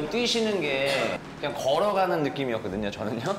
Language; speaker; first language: Korean; native; Korean